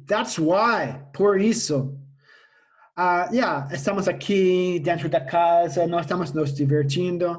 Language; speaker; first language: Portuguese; non-native, fluent; English